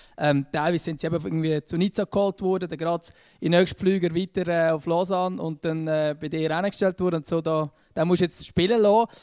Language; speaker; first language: German; native; German